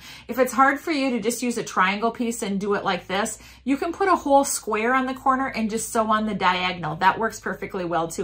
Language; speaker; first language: English; native; English